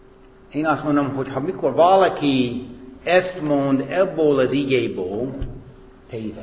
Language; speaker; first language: Hungarian; non-native, fluent; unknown